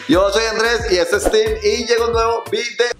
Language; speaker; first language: Spanish; native; Spanish